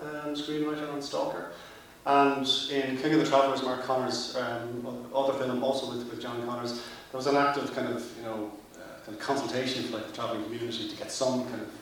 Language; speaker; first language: English; native; English